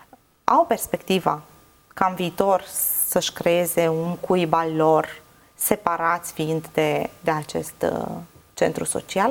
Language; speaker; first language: Romanian; native; Romanian